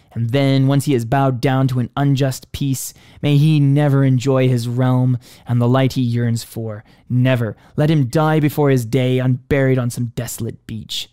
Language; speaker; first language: English; native; English